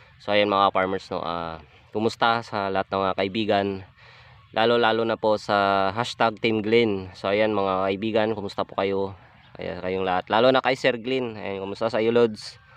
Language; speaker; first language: Filipino; non-native, local second language; Hiligaynon